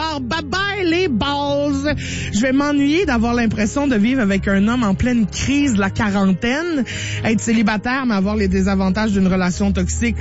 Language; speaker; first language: French; native; French